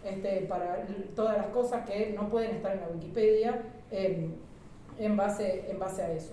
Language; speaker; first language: Spanish; native; Spanish